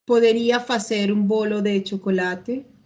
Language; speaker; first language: Portuguese; non-native, learner; Spanish